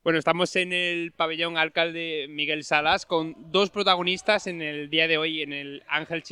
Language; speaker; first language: Spanish; native; Spanish